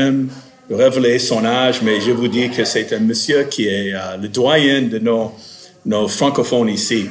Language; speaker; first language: French; non-native, fluent; English